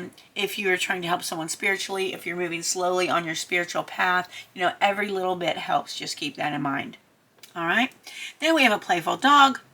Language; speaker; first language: English; native; English